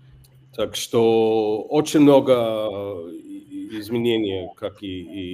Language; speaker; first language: Russian; non-native, fluent; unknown